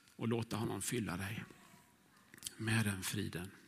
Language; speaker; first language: Swedish; native; Swedish